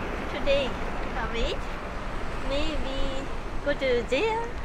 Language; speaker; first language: English; non-native, learner; Japanese